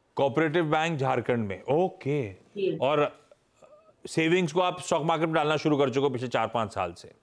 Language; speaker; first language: Hindi; native; Hindi